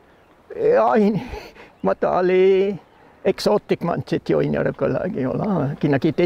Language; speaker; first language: Nepali; non-native, learner; German